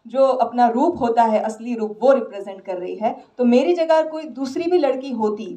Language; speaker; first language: Hindi; non-native, local second language; Gujarati